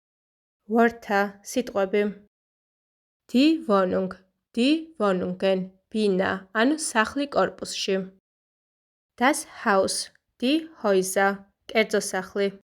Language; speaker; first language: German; non-native, fluent; Georgian